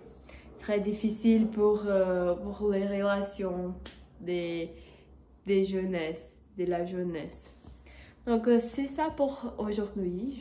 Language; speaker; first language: French; non-native, learner; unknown